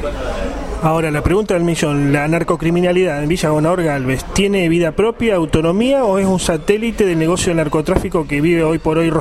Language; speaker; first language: Spanish; native; Spanish